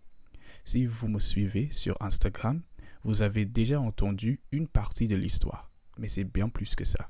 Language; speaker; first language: French; non-native, fluent; English